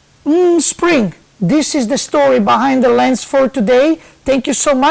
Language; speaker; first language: English; non-native, fluent; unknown